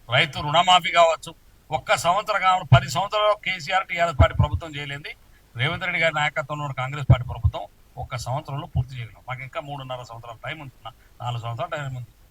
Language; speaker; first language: Telugu; non-native, local second language; Lambadi